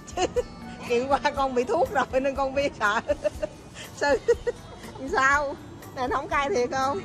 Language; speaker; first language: Vietnamese; native; Vietnamese